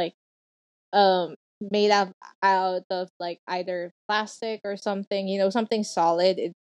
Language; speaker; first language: English; non-native, local second language; Filipino